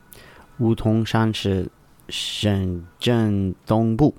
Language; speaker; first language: Chinese; non-native, learner; English